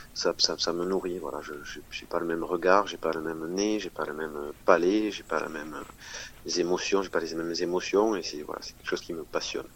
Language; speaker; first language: French; native; French